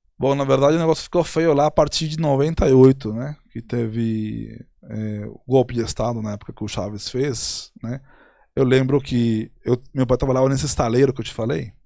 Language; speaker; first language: Portuguese; non-native, fluent; Spanish